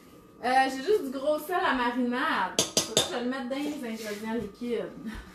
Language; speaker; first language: French; native; French